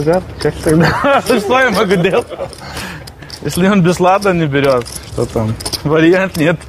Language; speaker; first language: Russian; non-native, learner; Lithuanian